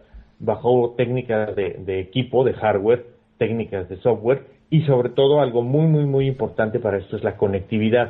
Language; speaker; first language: Spanish; native; Spanish